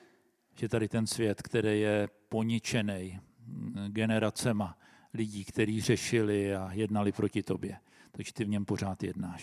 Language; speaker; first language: Czech; native; Czech